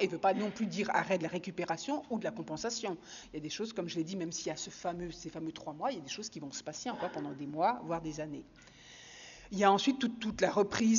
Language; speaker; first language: French; native; French